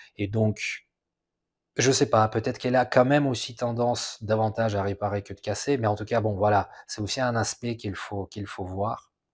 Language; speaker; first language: French; non-native, fluent; Russian